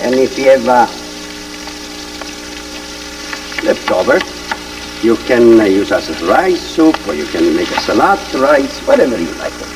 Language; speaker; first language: English; non-native, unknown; Italian